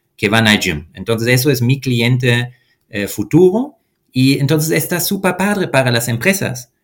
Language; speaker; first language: Spanish; non-native, fluent; German